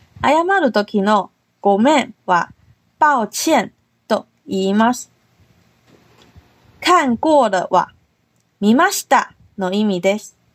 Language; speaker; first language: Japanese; non-native, fluent; Chinese